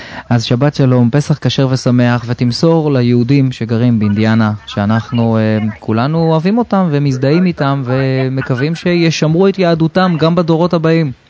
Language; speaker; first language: Hebrew; native; Hebrew